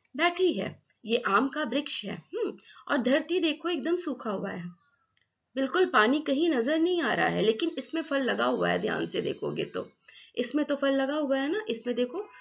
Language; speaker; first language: Hindi; non-native, local second language; Assamese